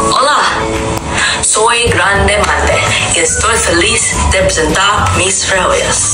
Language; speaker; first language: Spanish; non-native, learner; English